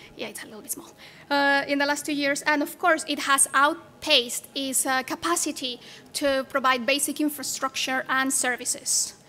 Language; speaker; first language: English; non-native, fluent; Spanish